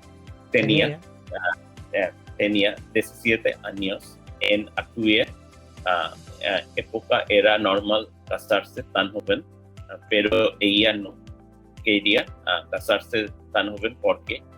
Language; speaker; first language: Spanish; non-native, learner; English